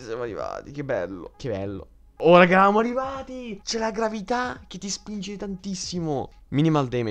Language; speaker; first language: Italian; native; Italian